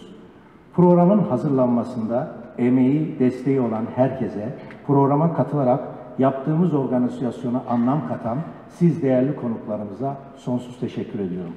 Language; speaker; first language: Turkish; native; Turkish